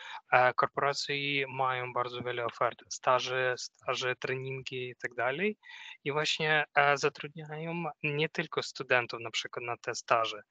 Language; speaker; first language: Polish; non-native, fluent; Ukrainian